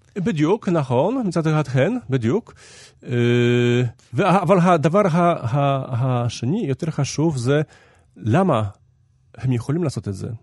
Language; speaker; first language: Hebrew; non-native, fluent; Polish